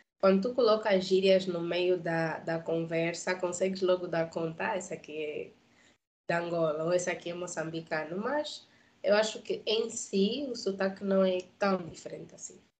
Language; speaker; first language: Portuguese; native; Portuguese